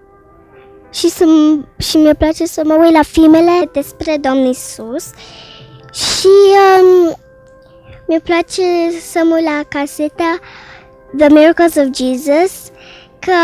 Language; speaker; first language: Romanian; early bilingual, heritage; Romanian